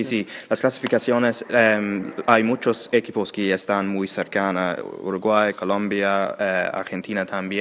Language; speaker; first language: Spanish; non-native, learner; English